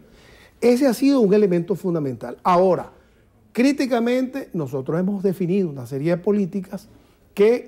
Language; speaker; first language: Spanish; native; Spanish